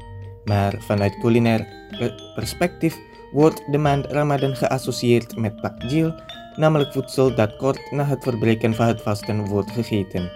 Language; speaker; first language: Dutch; non-native, fluent; Indonesian